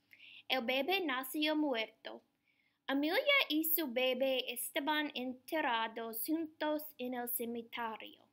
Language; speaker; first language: Spanish; non-native, learner; English